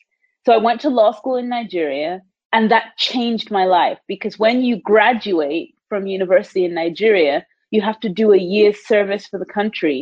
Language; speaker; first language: English; native; English